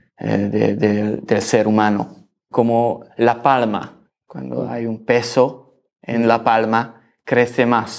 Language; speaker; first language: Spanish; non-native, learner; Hungarian